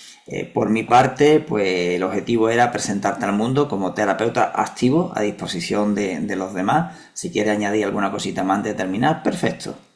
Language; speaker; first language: Spanish; native; Spanish